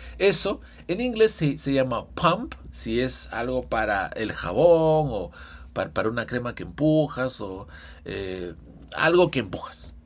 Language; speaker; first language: Spanish; early bilingual, heritage; Spanish